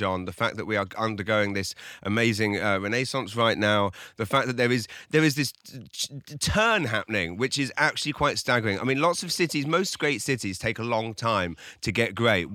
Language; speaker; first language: English; native; English